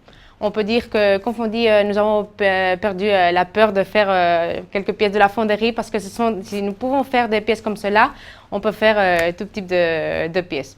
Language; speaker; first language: French; non-native, fluent; Spanish